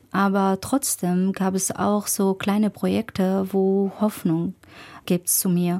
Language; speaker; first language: German; non-native, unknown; Arabic